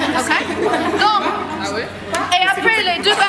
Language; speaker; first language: French; non-native, learner; English